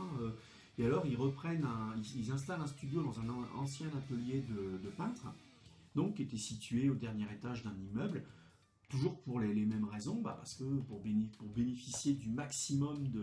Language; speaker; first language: French; native; French